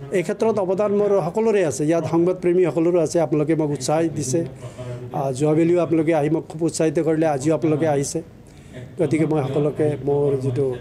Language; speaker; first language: Assamese; non-native, local second language; Nepali